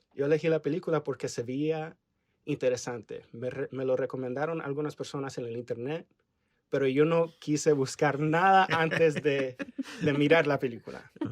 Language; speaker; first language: Spanish; early bilingual, heritage; Spanish